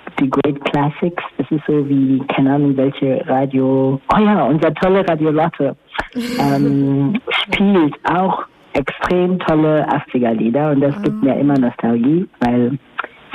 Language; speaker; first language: German; non-native, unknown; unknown